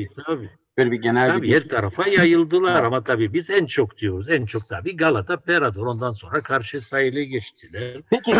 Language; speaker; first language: Turkish; non-native, local second language; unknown